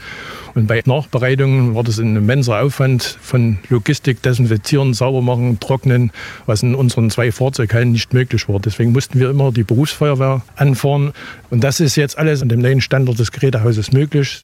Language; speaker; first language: German; native; German